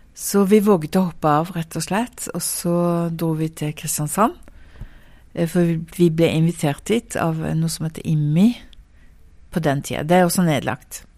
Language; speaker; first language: Norwegian; early bilingual, heritage; Norwegian